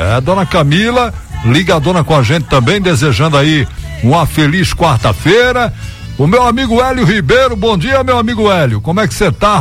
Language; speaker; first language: Portuguese; native; Portuguese